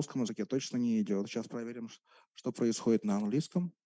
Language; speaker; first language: Russian; native; Russian